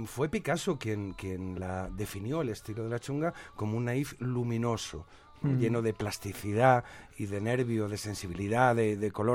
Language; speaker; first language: Spanish; native; Spanish